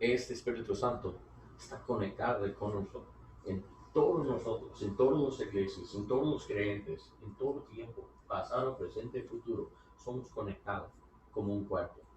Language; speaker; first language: Spanish; non-native, learner; English